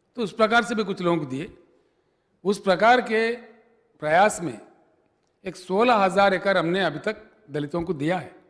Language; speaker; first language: Hindi; non-native, local second language; Telugu